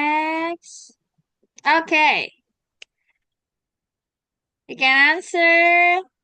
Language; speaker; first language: English; non-native, learner; Indonesian